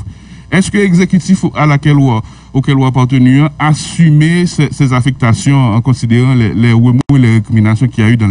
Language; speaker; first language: French; non-native, local second language; Haitian Creole